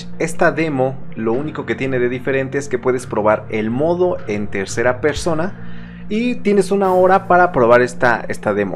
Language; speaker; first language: Spanish; native; Spanish